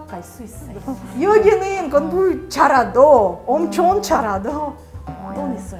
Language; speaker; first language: Korean; non-native, fluent; Russian